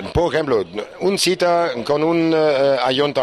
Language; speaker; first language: Spanish; non-native, learner; German